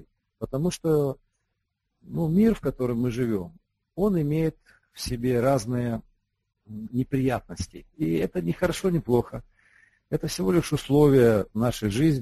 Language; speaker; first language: Russian; native; Russian